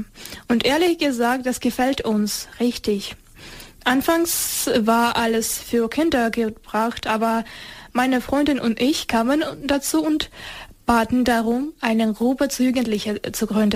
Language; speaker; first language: German; non-native, fluent; Ukrainian